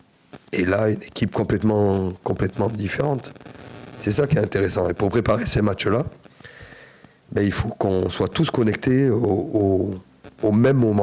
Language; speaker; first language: French; native; French